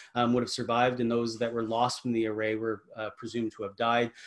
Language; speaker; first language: English; native; English